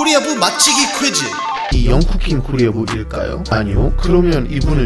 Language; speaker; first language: Korean; non-native, fluent; English